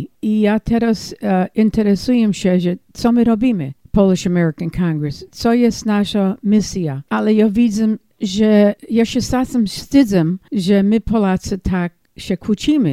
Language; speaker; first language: Polish; early bilingual, heritage; English